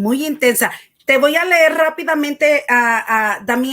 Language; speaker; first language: Spanish; native; Spanish